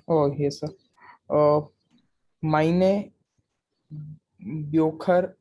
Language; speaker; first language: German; non-native, learner; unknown